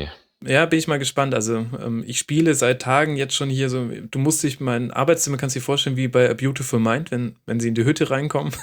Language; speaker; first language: German; native; German